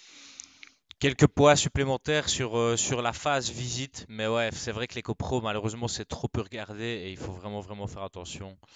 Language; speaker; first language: French; native; French